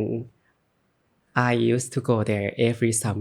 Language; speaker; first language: English; non-native, learner; Thai